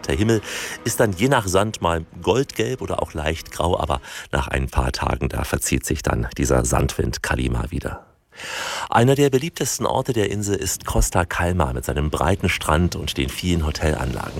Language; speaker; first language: German; native; German